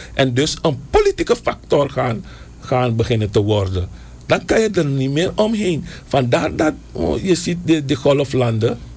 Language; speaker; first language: Dutch; native; Dutch